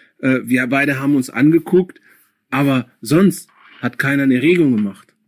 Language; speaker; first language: German; early bilingual, other home language; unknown